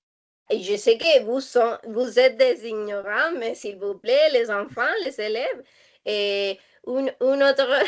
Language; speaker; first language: French; non-native, learner; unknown